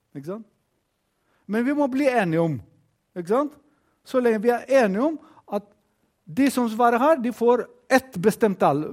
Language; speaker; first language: Norwegian; non-native, fluent; Greek